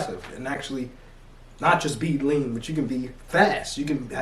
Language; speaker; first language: English; native; English